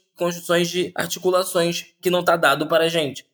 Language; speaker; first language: Portuguese; native; Portuguese